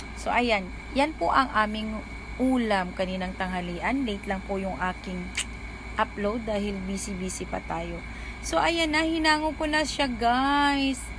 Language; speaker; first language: Filipino; non-native, local second language; Cebuano